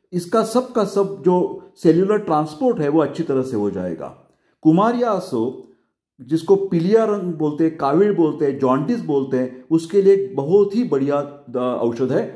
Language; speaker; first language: Hindi; non-native, local second language; Marathi